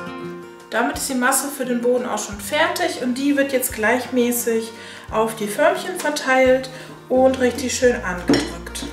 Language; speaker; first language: German; native; German